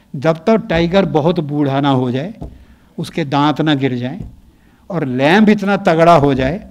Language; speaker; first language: Hindi; native; Hindi